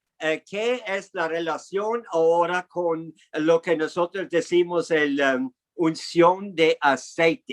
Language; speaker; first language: Spanish; non-native, fluent; English